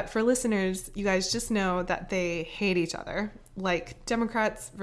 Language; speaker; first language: English; native; English